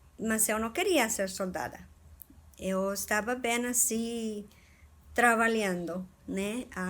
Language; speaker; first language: Portuguese; non-native, fluent; Spanish